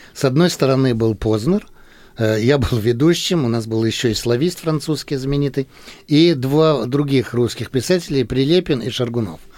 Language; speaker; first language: Russian; early bilingual, heritage; Russian